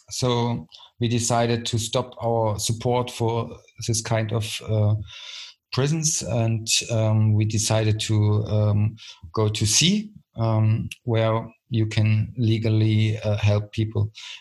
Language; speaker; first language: English; non-native, fluent; German